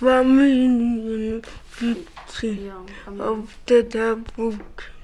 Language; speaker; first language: Swedish; non-native, learner; Somali